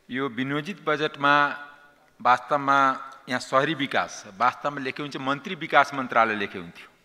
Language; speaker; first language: Nepali; non-native, local second language; Maithili